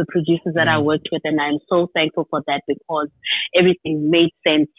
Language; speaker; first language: English; non-native, local second language; Xhosa